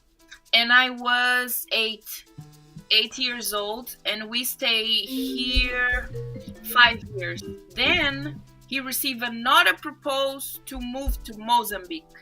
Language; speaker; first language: English; non-native, fluent; Portuguese